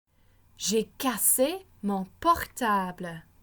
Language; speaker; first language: French; non-native, fluent; English